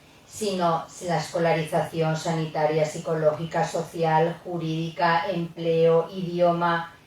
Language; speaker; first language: Spanish; native; Spanish